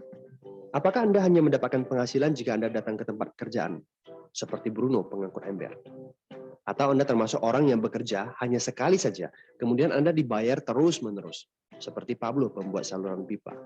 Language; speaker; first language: Indonesian; native; Indonesian